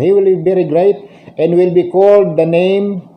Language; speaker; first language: English; non-native, local second language; Filipino